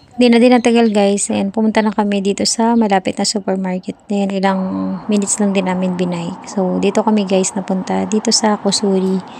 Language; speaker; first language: Filipino; native; Filipino